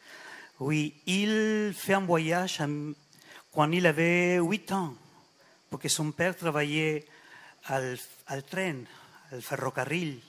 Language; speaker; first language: French; non-native, fluent; Spanish